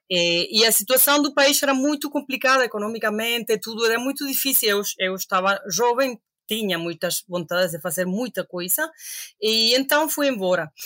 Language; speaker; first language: Portuguese; non-native, fluent; Spanish